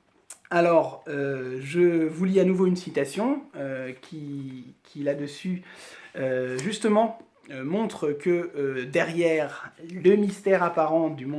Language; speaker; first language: French; native; French